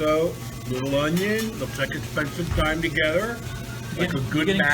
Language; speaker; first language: English; native; English